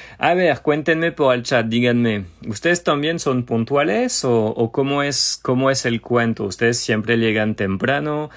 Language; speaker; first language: Spanish; non-native, fluent; French